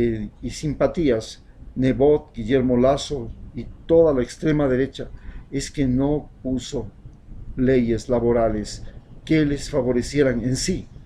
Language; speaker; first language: Spanish; native; Spanish